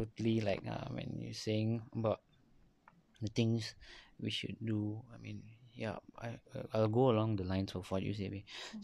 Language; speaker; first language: English; non-native, local second language; Malay